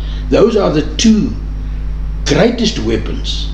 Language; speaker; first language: English; non-native, local second language; Afrikaans